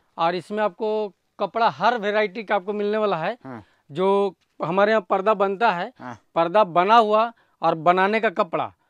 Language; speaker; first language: Hindi; native; Hindi